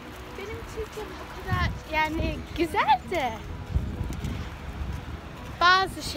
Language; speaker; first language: Turkish; early bilingual, heritage; English